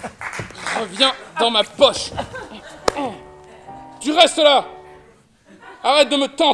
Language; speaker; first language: French; native; French